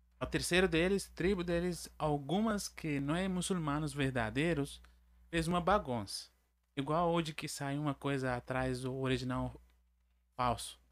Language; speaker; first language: Portuguese; non-native, learner; Arabic